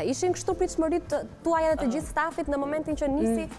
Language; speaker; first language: Albanian; native; Albanian